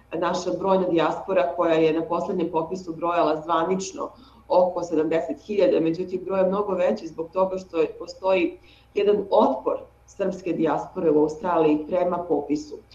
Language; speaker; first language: Serbian; native; Serbian